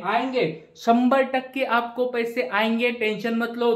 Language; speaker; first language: Hindi; non-native, local second language; Marathi